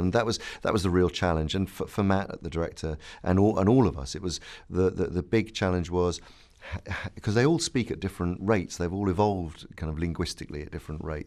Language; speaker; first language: English; native; English